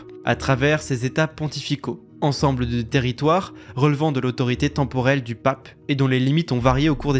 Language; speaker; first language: French; native; French